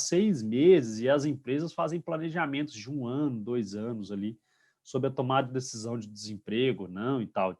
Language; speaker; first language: Portuguese; native; Portuguese